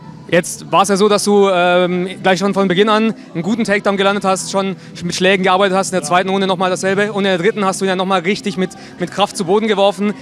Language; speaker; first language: German; native; German